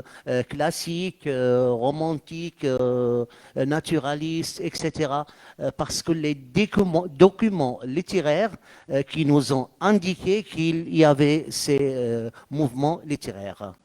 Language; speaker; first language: French; non-native, fluent; Arabic